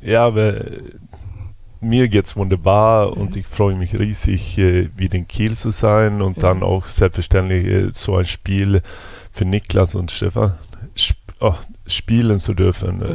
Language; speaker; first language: German; non-native, fluent; Swedish